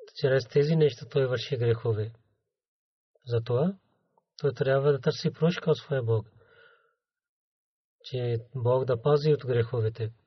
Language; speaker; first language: Bulgarian; non-native, learner; Urdu